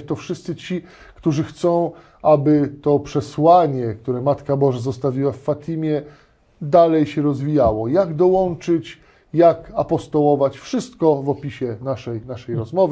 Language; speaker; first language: Polish; native; Polish